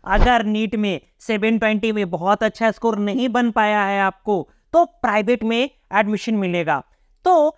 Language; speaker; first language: Hindi; native; Hindi